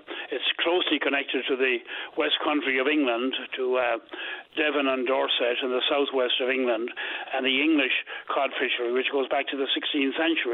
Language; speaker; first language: English; native; English